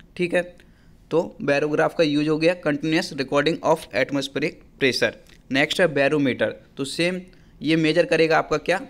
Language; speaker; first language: Hindi; native; Hindi